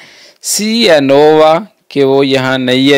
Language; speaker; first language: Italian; non-native, learner; Urdu